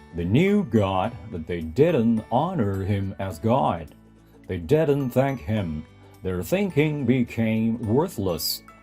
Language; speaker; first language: English; non-native, fluent; Korean